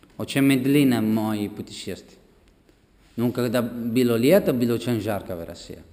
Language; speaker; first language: Russian; non-native, learner; Italian